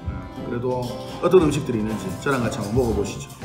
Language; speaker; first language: Korean; native; Korean